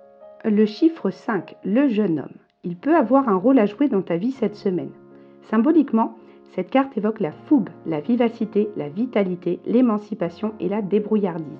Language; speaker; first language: French; native; French